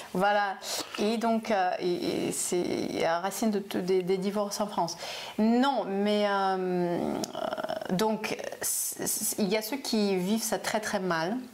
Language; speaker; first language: French; non-native, fluent; Russian